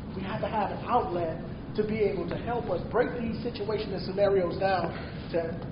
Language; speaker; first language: English; native; English